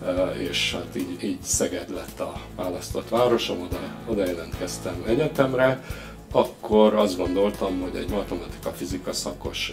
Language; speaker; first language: Hungarian; native; Hungarian